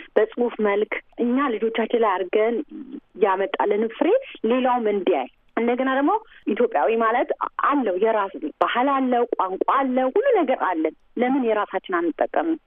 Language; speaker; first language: Amharic; native; Amharic